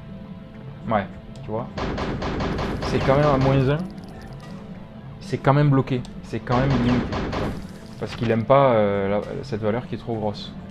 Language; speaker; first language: French; native; French